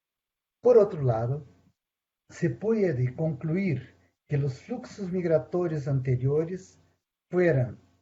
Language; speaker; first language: Spanish; non-native, fluent; Portuguese